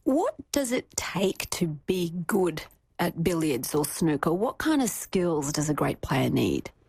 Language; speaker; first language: English; native; English